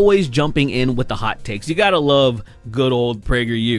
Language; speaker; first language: English; native; English